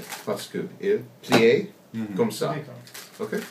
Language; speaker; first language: French; non-native, learner; English